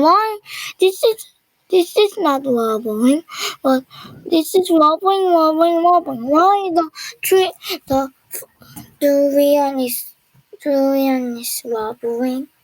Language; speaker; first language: English; non-native, learner; Korean